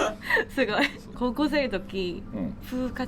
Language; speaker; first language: Japanese; non-native, learner; Korean